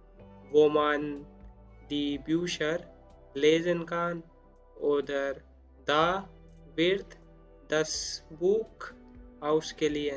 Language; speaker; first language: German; non-native, learner; Spanish